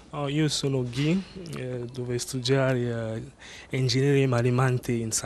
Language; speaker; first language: Italian; non-native, learner; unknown